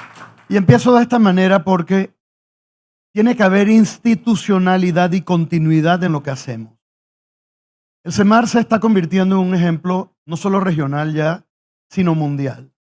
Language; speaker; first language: Spanish; native; Spanish